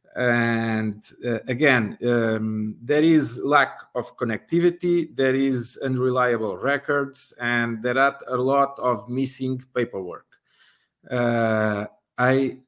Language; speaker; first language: English; non-native, fluent; Portuguese